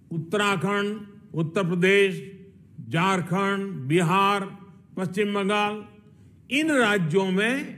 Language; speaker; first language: Hindi; non-native, local second language; Gujarati